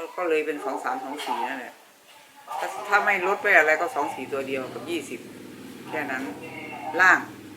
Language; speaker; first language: Thai; native; Thai